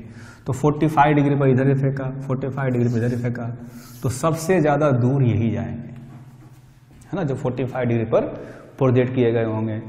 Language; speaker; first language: Hindi; native; Hindi